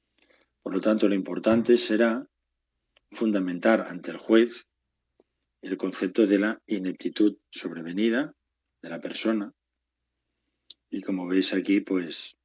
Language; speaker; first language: Spanish; native; Spanish